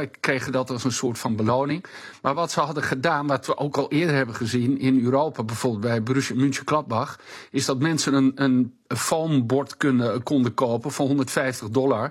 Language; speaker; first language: Dutch; native; Dutch